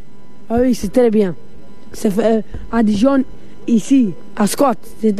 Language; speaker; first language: French; non-native, learner; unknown